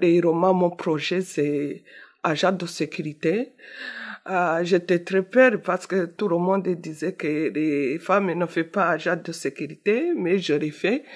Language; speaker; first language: French; non-native, learner; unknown